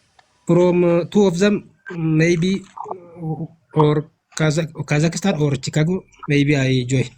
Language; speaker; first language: English; non-native, learner; Amharic